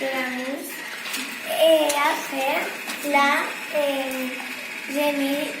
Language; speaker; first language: French; non-native, local second language; Spanish